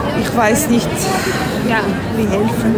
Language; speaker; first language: German; non-native, learner; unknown